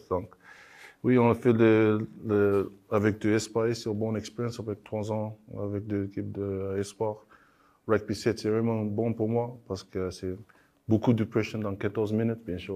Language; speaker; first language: French; non-native, learner; English